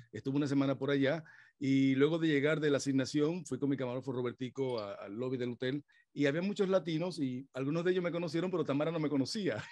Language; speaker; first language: Spanish; native; Spanish